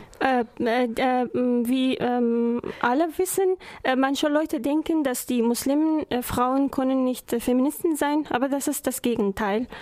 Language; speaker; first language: German; non-native, learner; Persian